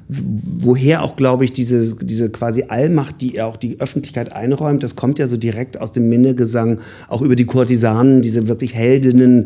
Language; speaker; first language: German; native; German